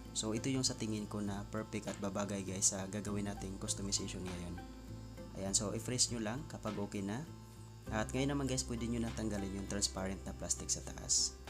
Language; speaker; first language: Filipino; non-native, local second language; Cebuano